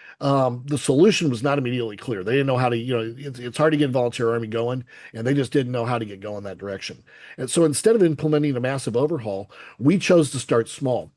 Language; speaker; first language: English; native; English